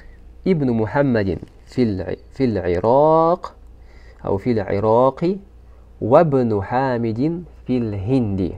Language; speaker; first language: Arabic; non-native, fluent; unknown